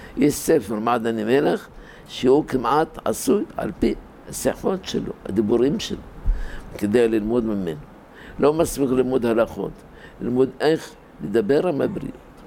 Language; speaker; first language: Hebrew; native; Hebrew